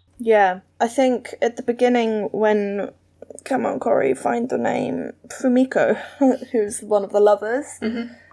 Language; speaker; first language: English; native; English